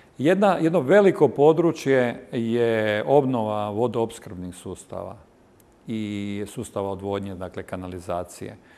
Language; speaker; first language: Croatian; native; Croatian